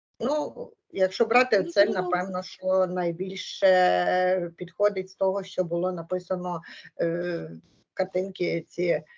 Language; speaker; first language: Ukrainian; native; Ukrainian